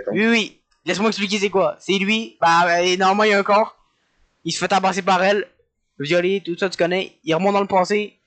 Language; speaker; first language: French; native; French